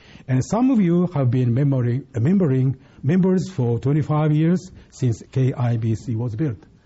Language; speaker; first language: English; non-native, fluent; Japanese